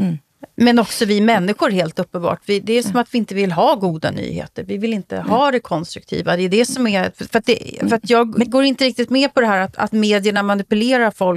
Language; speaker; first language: Swedish; native; Swedish